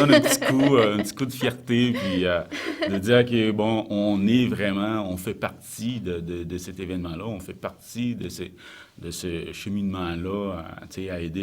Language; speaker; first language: French; native; French